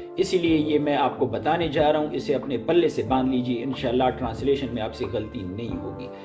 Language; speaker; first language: Urdu; non-native, local second language; Pashto